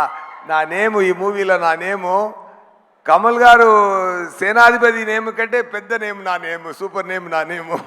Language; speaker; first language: Telugu; non-native, learner; Tamil